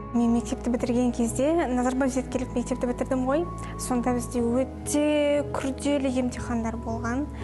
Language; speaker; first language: Kazakh; non-native, local second language; Russian